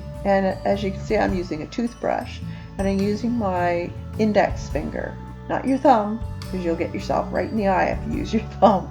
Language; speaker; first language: English; native; English